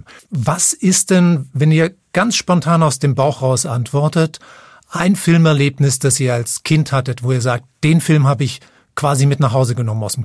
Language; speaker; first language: German; native; German